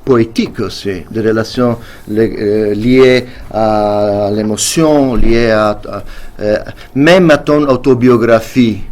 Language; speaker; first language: French; non-native, fluent; Italian